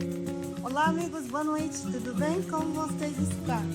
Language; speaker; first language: Portuguese; non-native, learner; Arabic